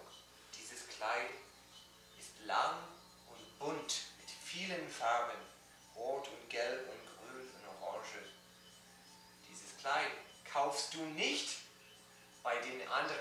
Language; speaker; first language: German; non-native, learner; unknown